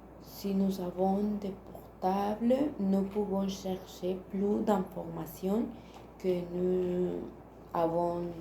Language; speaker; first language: French; non-native, learner; Spanish